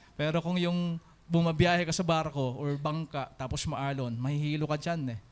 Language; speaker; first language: Filipino; non-native, local second language; Hiligaynon